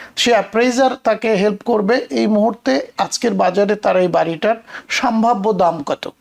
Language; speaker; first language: Bangla; native; Bangla